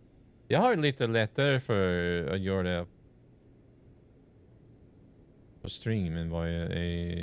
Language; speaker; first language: Swedish; non-native, fluent; English